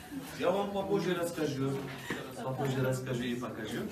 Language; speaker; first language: Russian; non-native, learner; Turkish